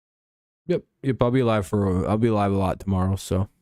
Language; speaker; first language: English; native; English